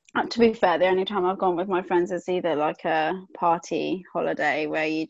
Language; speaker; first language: English; native; English